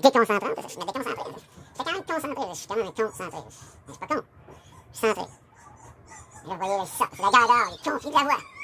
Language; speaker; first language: French; native; French